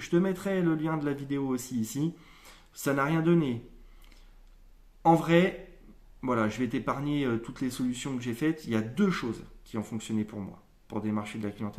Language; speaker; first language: French; native; French